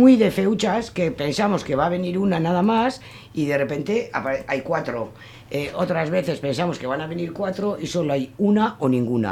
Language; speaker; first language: Spanish; native; Spanish